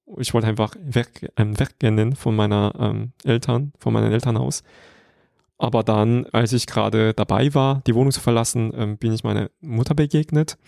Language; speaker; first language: German; non-native, fluent; Korean